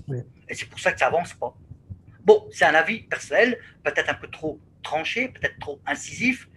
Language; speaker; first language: French; native; French